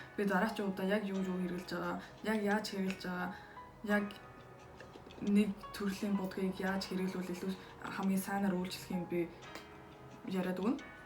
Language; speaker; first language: Mongolian; early bilingual, heritage; Mongolian